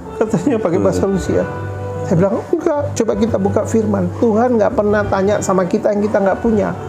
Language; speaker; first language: Indonesian; native; Indonesian